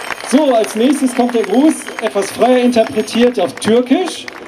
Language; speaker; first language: German; native; German